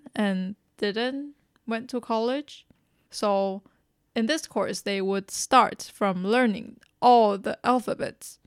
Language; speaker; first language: English; non-native, fluent; Chinese